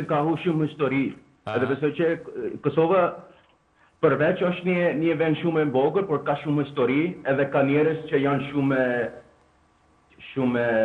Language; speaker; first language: Albanian; non-native, learner; Danish